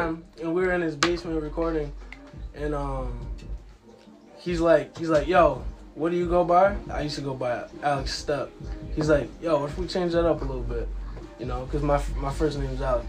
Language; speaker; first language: English; early bilingual, other home language; Ukrainian